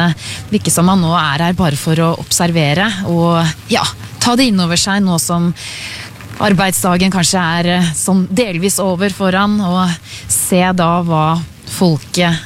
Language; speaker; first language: Norwegian; native; Norwegian